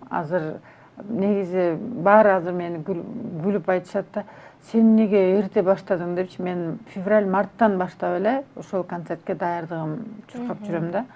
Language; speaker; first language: Kyrgyz; native; Kyrgyz